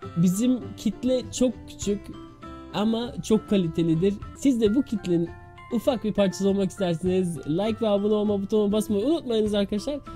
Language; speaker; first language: Turkish; early bilingual, heritage; Turkish